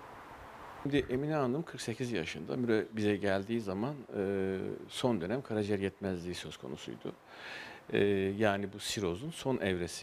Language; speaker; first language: Turkish; native; Turkish